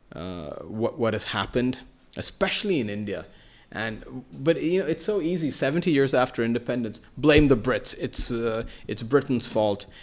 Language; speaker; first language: English; non-native, local second language; Malayalam